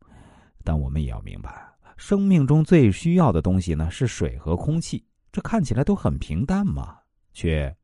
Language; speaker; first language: Chinese; native; Chinese